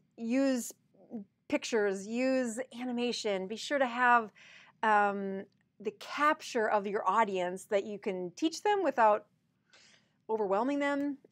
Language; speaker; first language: English; native; English